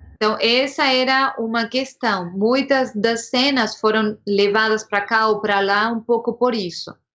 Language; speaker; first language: Portuguese; non-native, fluent; Spanish